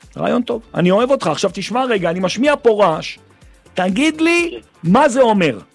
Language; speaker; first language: Hebrew; native; Hebrew